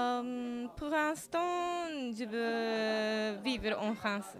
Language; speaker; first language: French; non-native, learner; Japanese